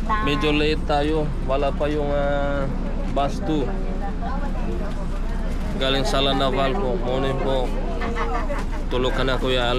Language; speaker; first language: Filipino; non-native, fluent; Indonesian